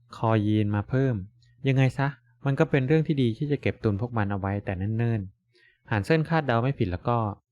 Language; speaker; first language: Thai; native; Thai